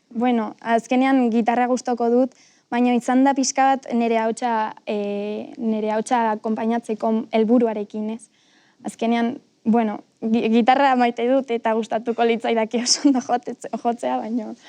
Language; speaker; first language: Basque; non-native, local second language; Spanish